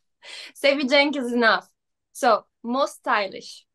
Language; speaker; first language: English; non-native, learner; Turkish